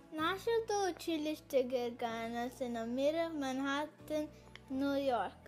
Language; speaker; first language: Bulgarian; early bilingual, heritage; Bulgarian